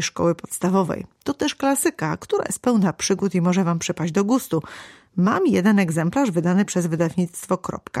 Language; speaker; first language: Polish; native; Polish